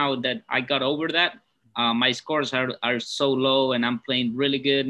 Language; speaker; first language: English; non-native, fluent; Spanish